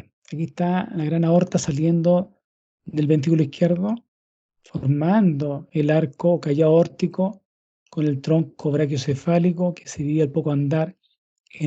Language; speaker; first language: Spanish; native; Spanish